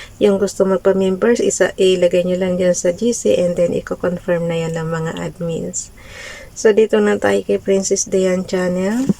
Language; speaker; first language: Filipino; native; Filipino